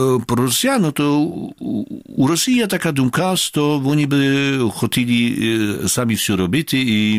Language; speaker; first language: Ukrainian; non-native, fluent; Polish